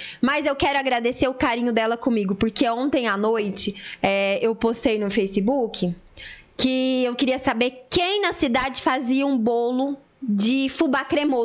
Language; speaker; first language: Portuguese; native; Portuguese